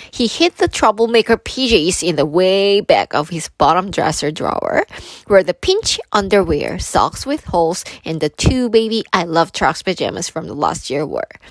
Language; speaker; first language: English; non-native, fluent; Korean